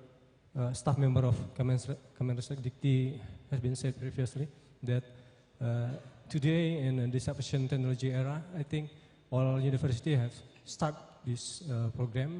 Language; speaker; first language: English; non-native, learner; Indonesian